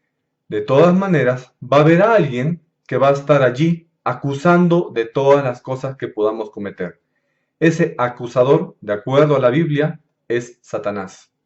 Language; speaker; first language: Spanish; native; Spanish